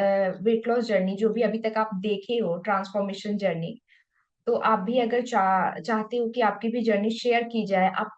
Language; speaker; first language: Hindi; native; Hindi